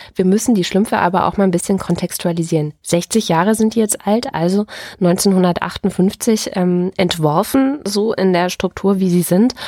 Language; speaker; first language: German; native; German